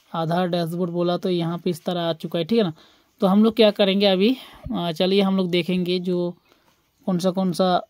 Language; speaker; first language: Hindi; non-native, local second language; Bangla